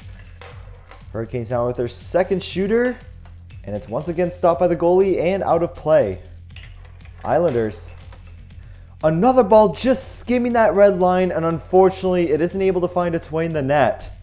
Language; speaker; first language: English; native; English